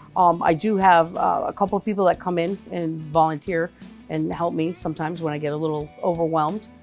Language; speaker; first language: English; native; English